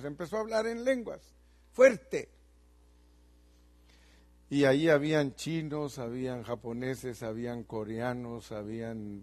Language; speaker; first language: Spanish; native; Spanish